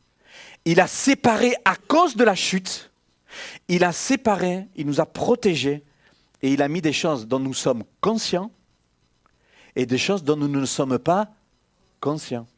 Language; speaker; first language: French; native; French